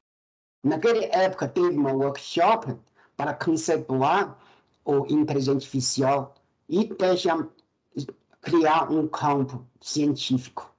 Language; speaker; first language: Portuguese; non-native, fluent; Chinese